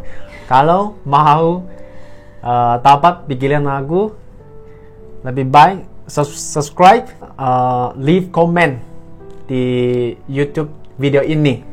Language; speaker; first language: Indonesian; non-native, learner; Chinese